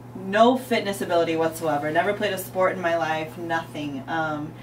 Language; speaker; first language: English; native; English